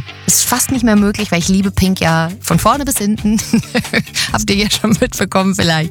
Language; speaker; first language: German; native; German